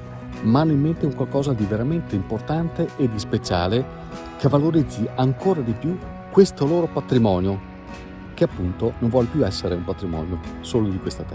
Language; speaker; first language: Italian; native; Italian